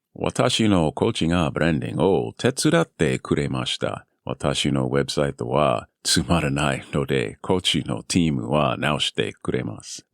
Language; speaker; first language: Japanese; non-native, learner; English